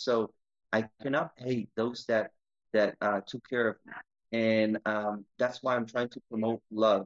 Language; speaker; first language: English; non-native, fluent; Hebrew